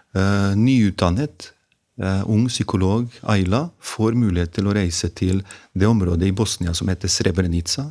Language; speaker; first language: Norwegian; non-native, fluent; Bosnian